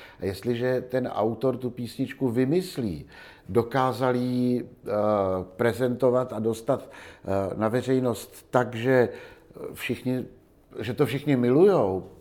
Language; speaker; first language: Czech; native; Czech